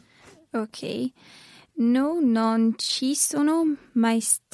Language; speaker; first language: Italian; non-native, learner; English